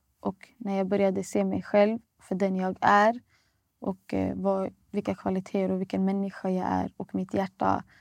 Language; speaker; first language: Swedish; early bilingual, other home language; Somali